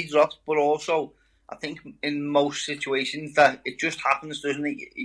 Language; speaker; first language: English; native; English